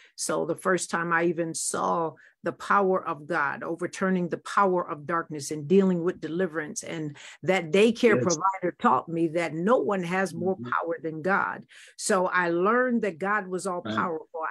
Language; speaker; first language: English; native; English